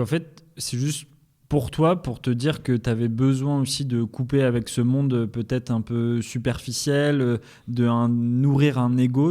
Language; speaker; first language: French; native; French